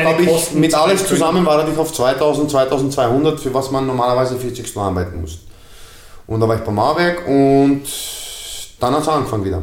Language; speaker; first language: German; non-native, fluent; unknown